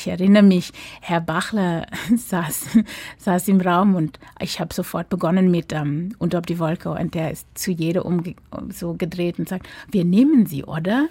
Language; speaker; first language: German; non-native, fluent; English